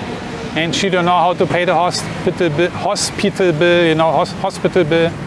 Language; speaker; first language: English; non-native, fluent; German